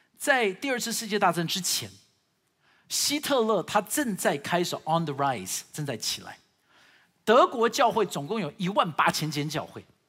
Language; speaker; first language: Chinese; early bilingual, heritage; Chinese